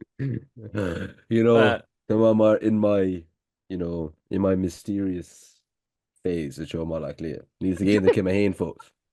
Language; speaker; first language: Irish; native; Irish